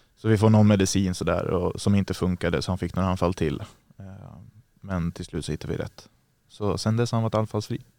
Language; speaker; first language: Swedish; native; Swedish